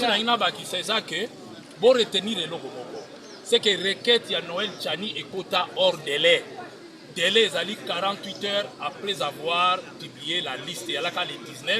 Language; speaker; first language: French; non-native, local second language; Lingala